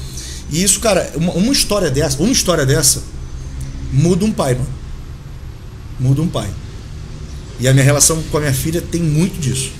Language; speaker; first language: Portuguese; native; Portuguese